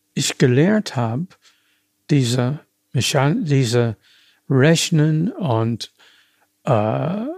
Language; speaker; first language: German; non-native, fluent; English